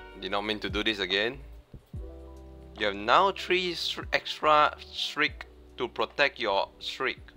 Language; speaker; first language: English; non-native, learner; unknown